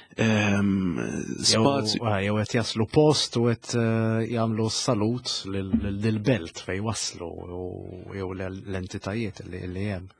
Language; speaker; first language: Maltese; native; Maltese